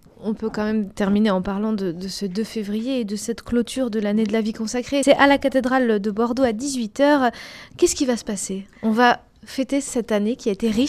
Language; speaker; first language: French; native; French